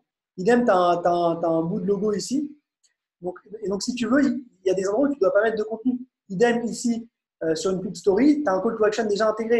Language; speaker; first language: French; native; French